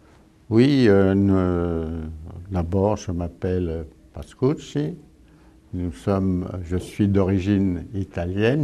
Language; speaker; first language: French; early bilingual, other home language; Italian